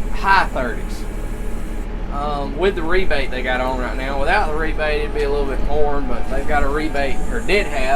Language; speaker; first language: English; native; English